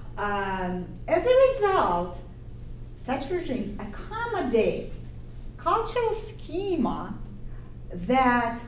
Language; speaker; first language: English; non-native, fluent; Ukrainian